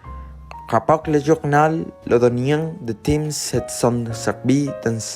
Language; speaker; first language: French; non-native, learner; Spanish